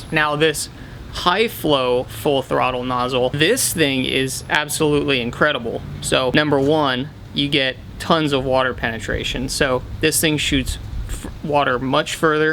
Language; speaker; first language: English; native; English